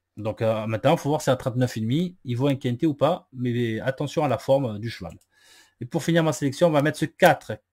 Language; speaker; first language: French; native; French